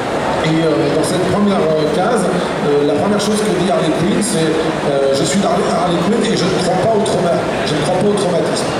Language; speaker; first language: French; native; French